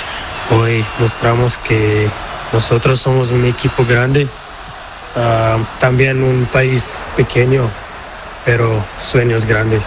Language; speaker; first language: Spanish; non-native, learner; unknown